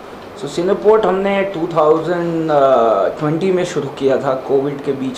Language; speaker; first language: Hindi; native; Hindi